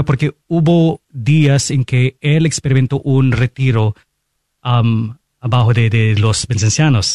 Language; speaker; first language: Spanish; non-native, fluent; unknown